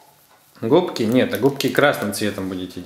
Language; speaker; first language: Russian; native; Russian